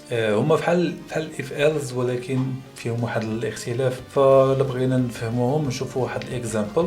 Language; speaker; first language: Arabic; native; Arabic